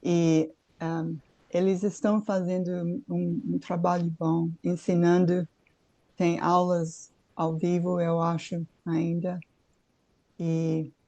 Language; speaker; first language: Portuguese; non-native, fluent; English